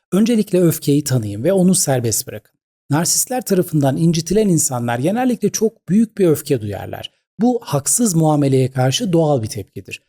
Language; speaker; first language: Turkish; native; Turkish